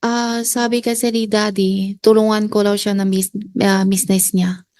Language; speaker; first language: Filipino; non-native, learner; Chinese